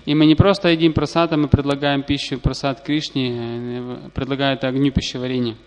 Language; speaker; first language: Russian; native; Russian